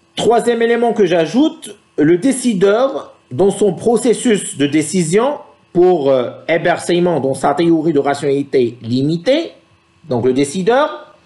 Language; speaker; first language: French; non-native, local second language; Arabic